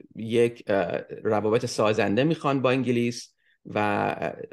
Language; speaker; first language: Persian; early bilingual, heritage; Persian